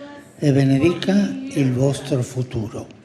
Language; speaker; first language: Italian; early bilingual, heritage; Spanish